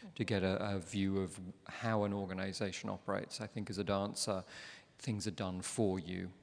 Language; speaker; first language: English; native; English